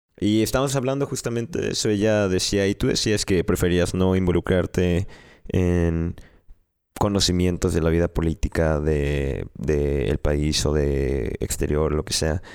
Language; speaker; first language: Spanish; native; Spanish